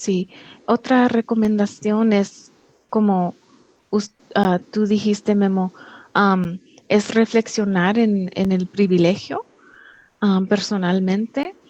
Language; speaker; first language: Spanish; early bilingual, heritage; English